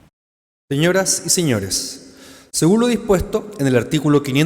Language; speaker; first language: Spanish; native; Spanish